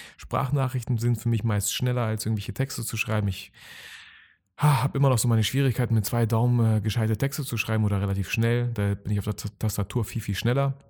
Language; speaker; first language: German; early bilingual, other home language; Russian